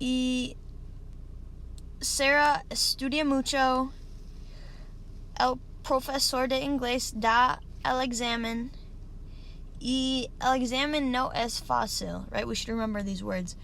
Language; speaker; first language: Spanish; non-native, learner; English